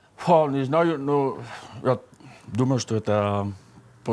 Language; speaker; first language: Russian; non-native, learner; Dutch